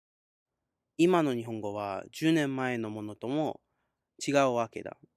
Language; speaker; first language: Japanese; non-native, learner; English